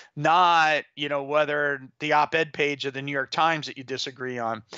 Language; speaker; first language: English; native; English